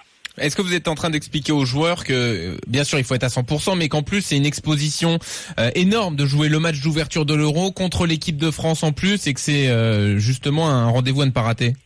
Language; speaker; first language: French; native; French